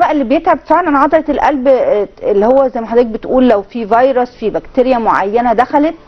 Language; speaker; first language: Arabic; native; Arabic